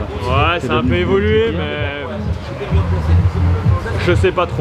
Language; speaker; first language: French; native; French